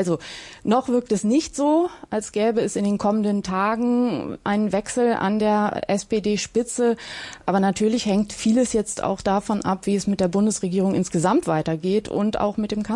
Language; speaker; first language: German; native; German